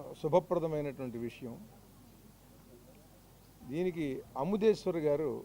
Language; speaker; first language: Telugu; native; Telugu